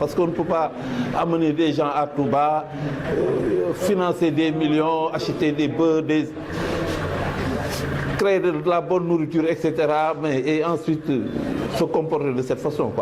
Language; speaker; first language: French; non-native, local second language; Wolof